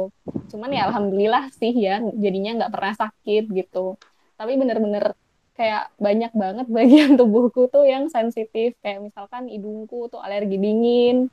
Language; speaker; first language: Indonesian; native; Indonesian